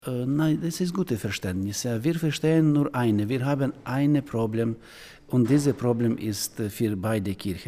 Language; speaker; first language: German; non-native, learner; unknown